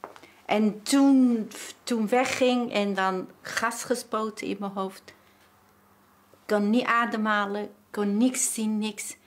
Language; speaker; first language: Dutch; non-native, learner; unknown